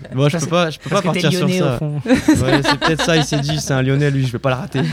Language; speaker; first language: French; native; French